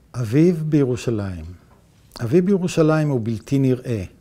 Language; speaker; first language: Hebrew; native; Hebrew